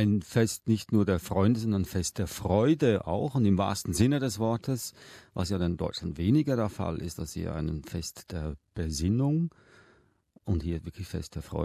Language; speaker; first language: German; native; German